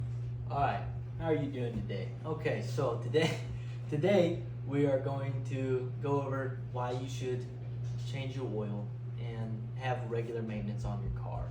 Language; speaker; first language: English; native; English